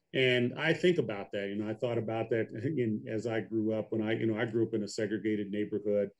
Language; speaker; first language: English; native; English